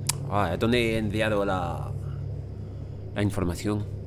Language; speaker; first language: Spanish; non-native, learner; French